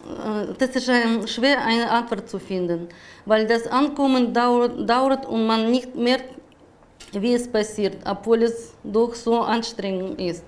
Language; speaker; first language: German; non-native, fluent; Russian